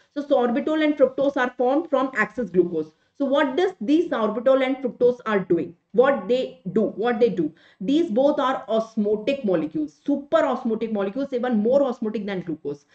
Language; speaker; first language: English; non-native, local second language; Hindi